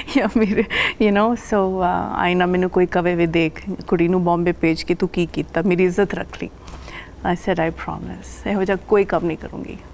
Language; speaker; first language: Punjabi; early bilingual, heritage; Punjabi